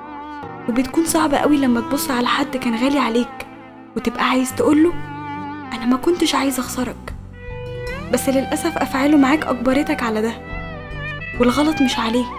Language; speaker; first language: Arabic; native; Arabic